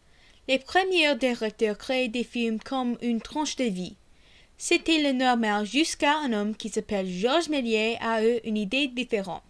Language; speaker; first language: French; non-native, learner; English